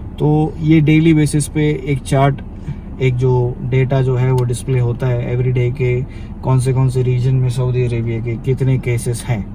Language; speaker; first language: Hindi; native; Hindi